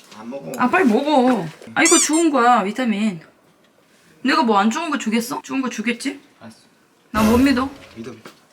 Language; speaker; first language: Korean; non-native, fluent; Russian